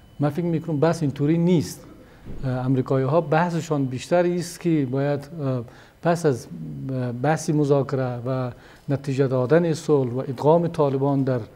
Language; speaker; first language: Persian; native; Persian